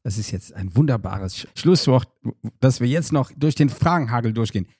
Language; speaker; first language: German; native; German